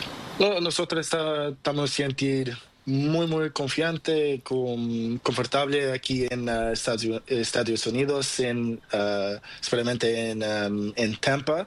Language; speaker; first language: Spanish; non-native, learner; Portuguese